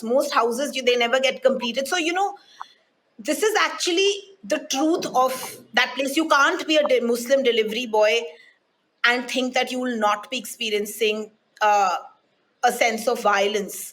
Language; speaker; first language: English; non-native, local second language; Hindi